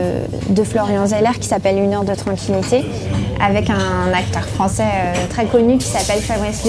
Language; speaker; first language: French; native; French